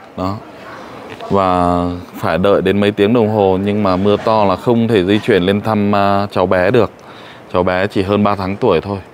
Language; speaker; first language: Vietnamese; non-native, local second language; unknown